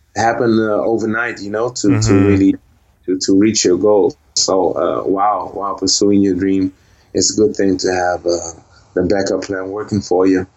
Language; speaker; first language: English; early bilingual, heritage; Dutch